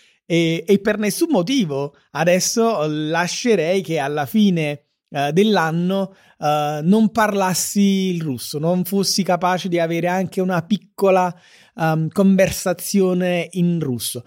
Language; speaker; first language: Italian; native; Italian